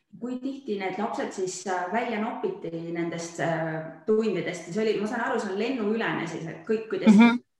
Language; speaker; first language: Estonian; native; Estonian